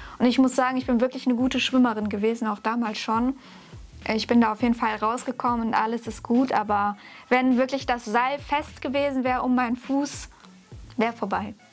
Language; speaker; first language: German; early bilingual, other home language; Russian